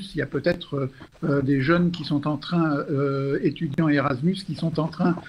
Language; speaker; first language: French; non-native, fluent; English